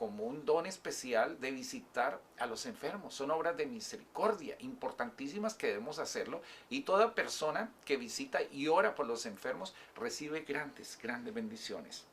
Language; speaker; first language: Spanish; native; Spanish